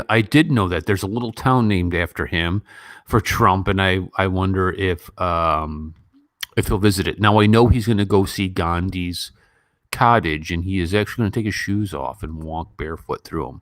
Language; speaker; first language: English; native; English